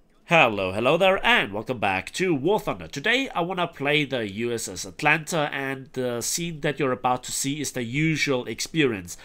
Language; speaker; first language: English; non-native, fluent; German